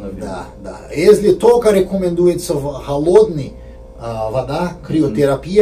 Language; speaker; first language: Russian; non-native, learner; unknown